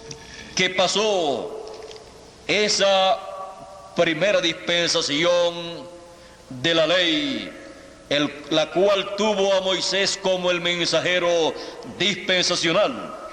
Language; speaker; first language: Spanish; native; Spanish